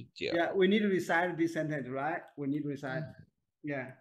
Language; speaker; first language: English; non-native, learner; Chinese